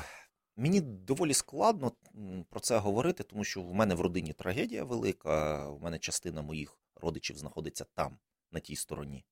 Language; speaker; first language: Ukrainian; native; Ukrainian